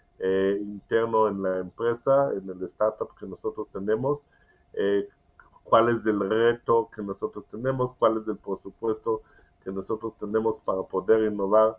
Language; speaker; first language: Spanish; non-native, learner; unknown